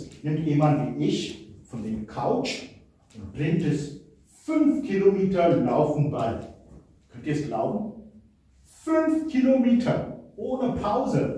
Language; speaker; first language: German; non-native, fluent; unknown